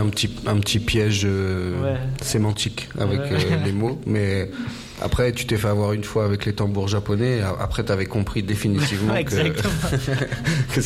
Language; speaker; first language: French; native; French